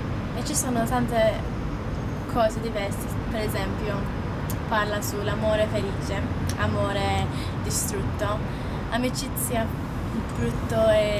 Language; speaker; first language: Italian; non-native, fluent; Maltese